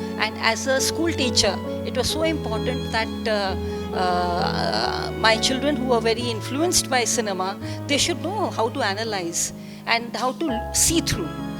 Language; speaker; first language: English; non-native, local second language; Bangla